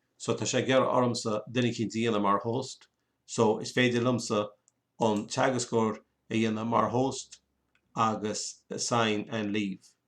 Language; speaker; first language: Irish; native; Irish